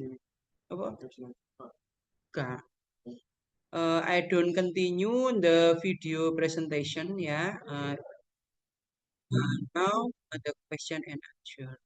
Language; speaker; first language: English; non-native, learner; Indonesian